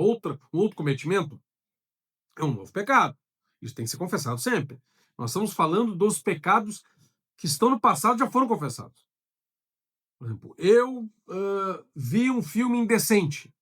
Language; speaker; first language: Portuguese; native; Portuguese